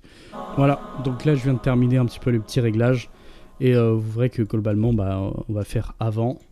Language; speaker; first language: French; native; French